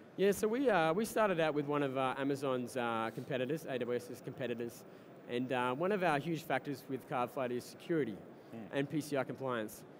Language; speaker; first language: English; native; English